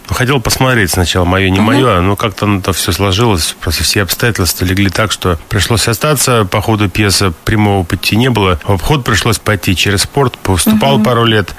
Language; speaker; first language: Russian; native; Russian